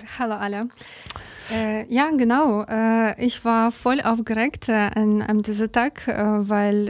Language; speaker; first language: German; non-native, learner; Ukrainian